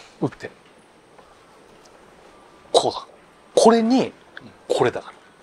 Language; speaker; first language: Japanese; native; Japanese